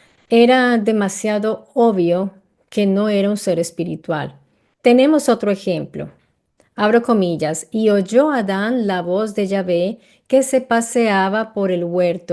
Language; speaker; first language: Spanish; native; Spanish